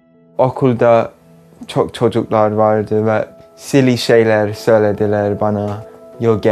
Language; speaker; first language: Turkish; early bilingual, heritage; English